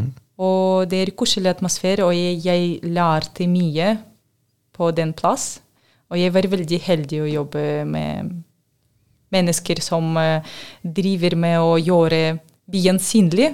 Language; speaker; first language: Norwegian; non-native, learner; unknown